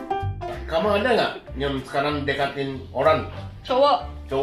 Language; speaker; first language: Indonesian; non-native, fluent; Japanese